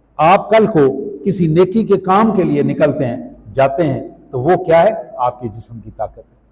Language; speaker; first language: Urdu; non-native, local second language; Punjabi